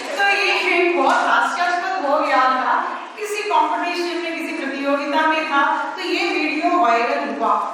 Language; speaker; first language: Hindi; non-native, local second language; Telugu